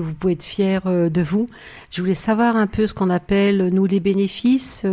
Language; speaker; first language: French; native; French